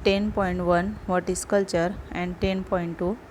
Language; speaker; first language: English; non-native, local second language; Marathi